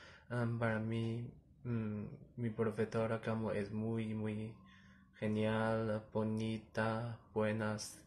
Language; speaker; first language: Spanish; non-native, learner; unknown